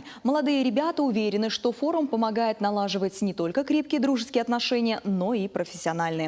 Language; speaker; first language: Russian; native; Russian